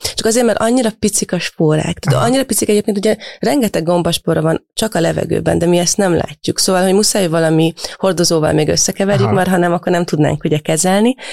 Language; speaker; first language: Hungarian; native; Hungarian